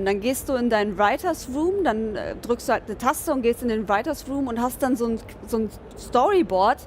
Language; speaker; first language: German; native; German